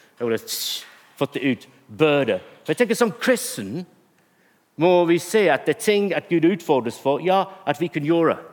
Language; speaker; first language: Norwegian; non-native, fluent; English